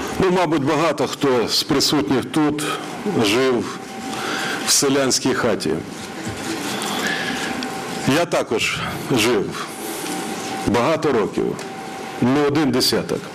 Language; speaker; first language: Ukrainian; non-native, local second language; Russian